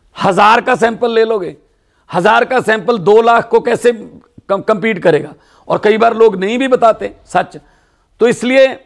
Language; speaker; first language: Hindi; non-native, local second language; Punjabi